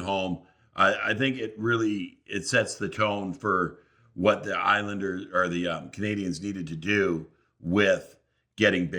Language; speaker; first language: English; native; English